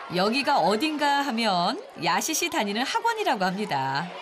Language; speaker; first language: Korean; native; Korean